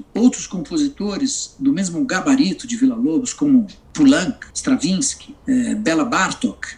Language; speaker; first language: Portuguese; native; Portuguese